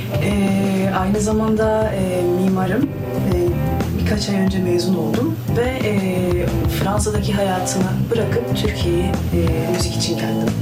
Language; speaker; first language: Turkish; early bilingual, heritage; Turkish